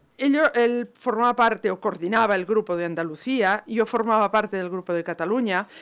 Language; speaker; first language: Spanish; non-native, local second language; Catalan